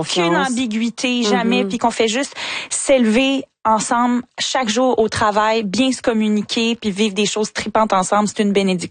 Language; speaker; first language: French; native; French